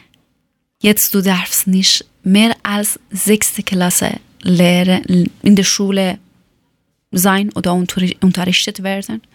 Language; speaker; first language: German; non-native, learner; Persian